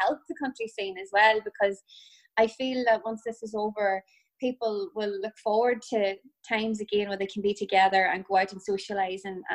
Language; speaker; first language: English; native; English